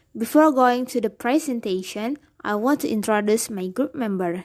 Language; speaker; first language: English; non-native, learner; Indonesian